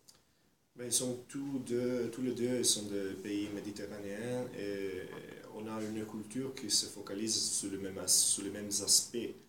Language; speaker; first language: French; non-native, fluent; Italian